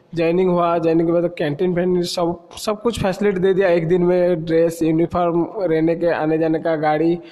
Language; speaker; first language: Hindi; non-native, local second language; Odia